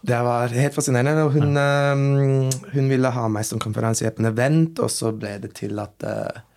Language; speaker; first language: Norwegian; non-native, fluent; English